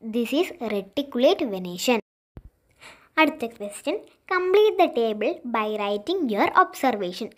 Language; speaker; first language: English; non-native, local second language; Malayalam